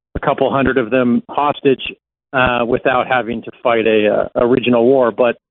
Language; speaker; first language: English; native; English